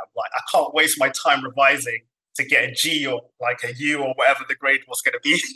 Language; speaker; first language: English; non-native, fluent; Somali